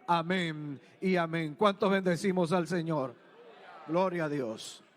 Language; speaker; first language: Spanish; native; Spanish